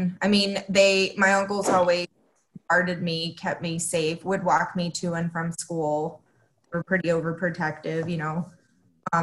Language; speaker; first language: English; early bilingual, other home language; Spanish